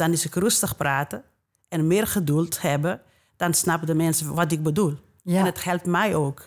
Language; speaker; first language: Dutch; non-native, fluent; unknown